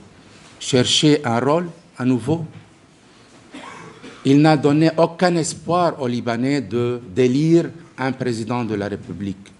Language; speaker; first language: French; non-native, local second language; Arabic